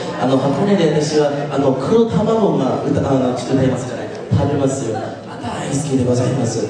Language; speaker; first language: Japanese; non-native, learner; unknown